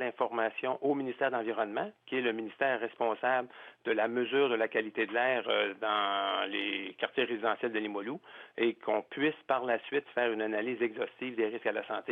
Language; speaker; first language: French; native; French